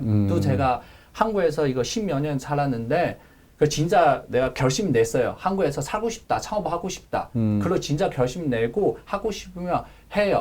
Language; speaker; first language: Korean; non-native, learner; Chinese